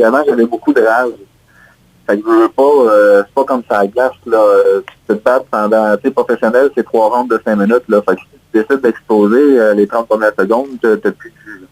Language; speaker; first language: French; native; French